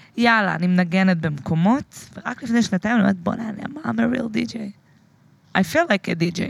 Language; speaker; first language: Hebrew; native; Hebrew